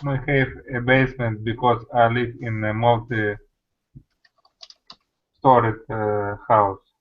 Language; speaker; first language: English; non-native, learner; Russian